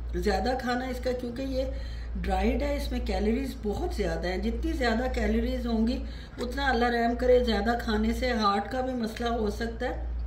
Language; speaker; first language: Urdu; native; Urdu